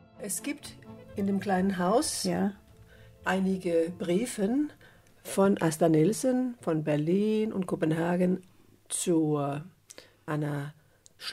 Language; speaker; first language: German; non-native, fluent; Danish